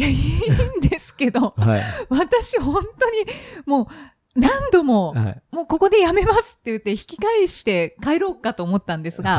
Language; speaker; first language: Japanese; native; Japanese